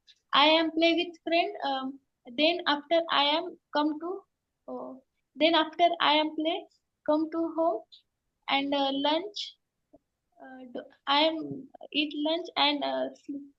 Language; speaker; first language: English; non-native, learner; Marathi